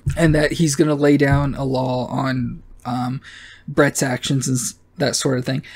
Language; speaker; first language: English; native; English